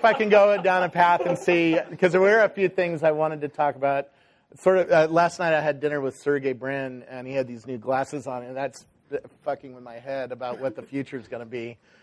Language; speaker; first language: English; native; English